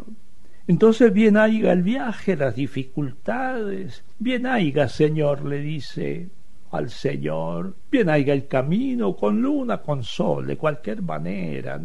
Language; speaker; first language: Spanish; native; Spanish